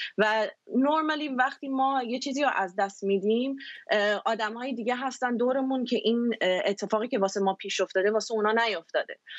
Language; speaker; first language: Persian; early bilingual, heritage; Persian